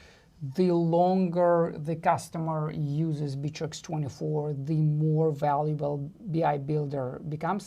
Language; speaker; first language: English; non-native, fluent; Russian